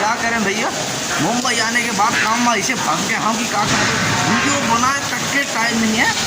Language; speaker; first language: Hindi; non-native, local second language; Chhattisgarhi